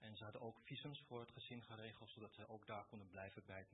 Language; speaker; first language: Dutch; early bilingual, other home language; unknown